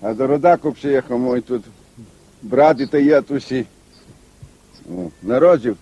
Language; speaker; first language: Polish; non-native, local second language; Rusyn